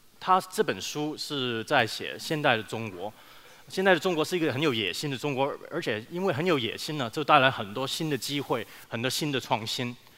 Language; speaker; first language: Chinese; early bilingual, heritage; Chinese